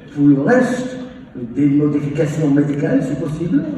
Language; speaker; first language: French; non-native, learner; English